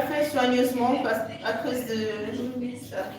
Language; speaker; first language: French; non-native, learner; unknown